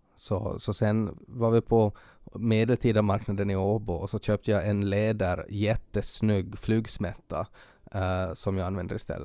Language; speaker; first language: Swedish; native; Swedish